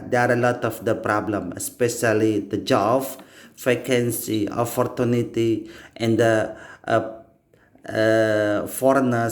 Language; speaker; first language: English; non-native, learner; Indonesian